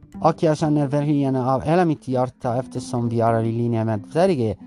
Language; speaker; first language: Swedish; non-native, learner; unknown